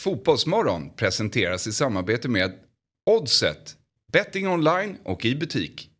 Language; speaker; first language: Swedish; native; Swedish